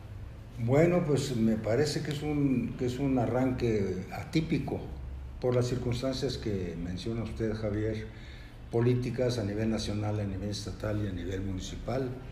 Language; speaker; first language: Spanish; native; Spanish